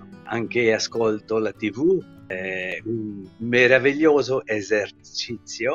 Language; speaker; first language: Italian; non-native, learner; French